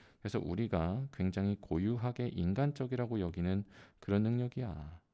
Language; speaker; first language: Korean; native; Korean